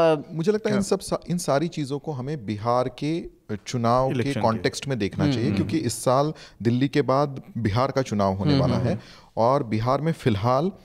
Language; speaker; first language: Hindi; non-native, local second language; Marathi